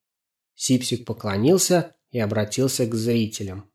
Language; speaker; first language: Russian; native; Russian